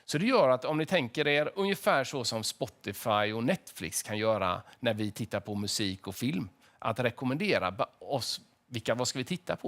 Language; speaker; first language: Swedish; native; Swedish